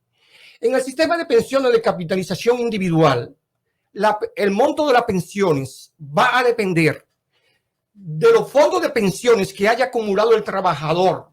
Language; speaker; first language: Spanish; native; Spanish